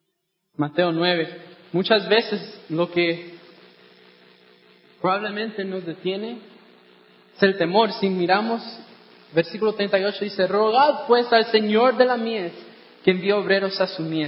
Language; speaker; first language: Spanish; non-native, fluent; English